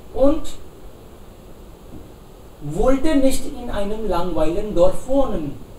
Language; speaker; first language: German; non-native, fluent; Hindi